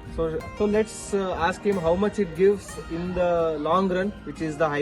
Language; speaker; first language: English; non-native, local second language; Kannada